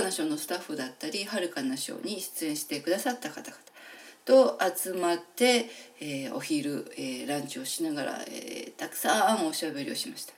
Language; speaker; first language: Japanese; native; Japanese